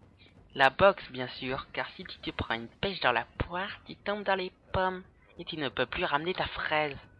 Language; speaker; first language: French; native; French